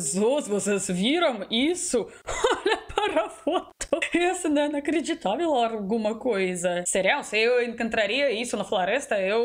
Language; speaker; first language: Portuguese; non-native, learner; Russian